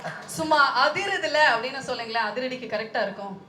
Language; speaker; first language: Tamil; native; Tamil